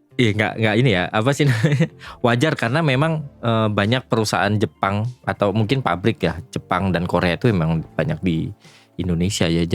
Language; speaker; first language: Indonesian; native; Indonesian